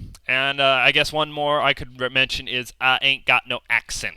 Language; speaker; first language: English; native; English